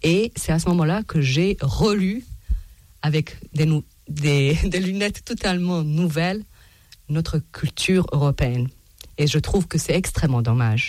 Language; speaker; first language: French; non-native, fluent; Serbian